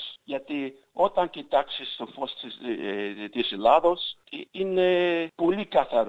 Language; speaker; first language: Greek; early bilingual, heritage; English